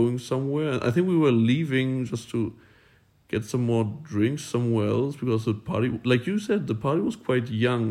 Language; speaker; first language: English; non-native, fluent; German